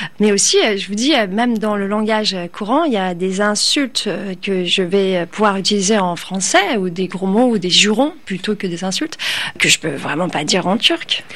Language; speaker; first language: French; early bilingual, other home language; Turkish